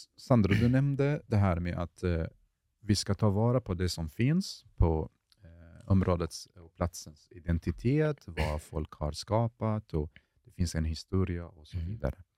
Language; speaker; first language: Swedish; early bilingual, other home language; Arabic